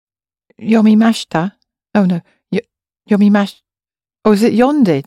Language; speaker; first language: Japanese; non-native, learner; English